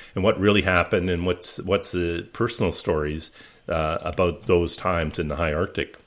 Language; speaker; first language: English; native; English